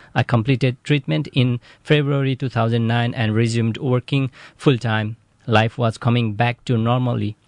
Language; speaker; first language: English; non-native, fluent; Nepali